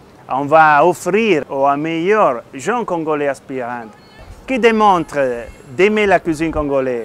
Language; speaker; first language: French; non-native, fluent; Italian